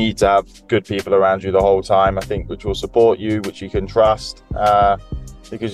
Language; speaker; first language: English; native; English